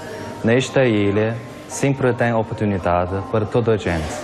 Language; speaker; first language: Portuguese; non-native, learner; Korean